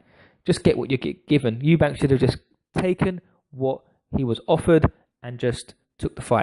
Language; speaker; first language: English; native; English